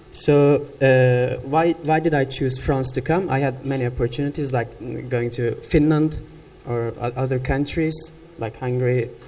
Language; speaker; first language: English; non-native, fluent; Turkish